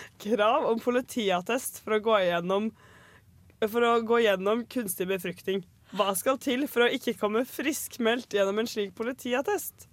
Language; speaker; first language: Norwegian; native; Norwegian